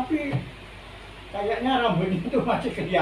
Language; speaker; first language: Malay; non-native, local second language; Javanese